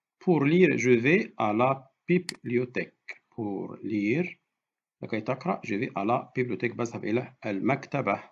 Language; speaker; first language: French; non-native, fluent; Arabic